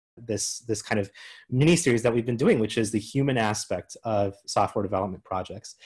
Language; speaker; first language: English; native; English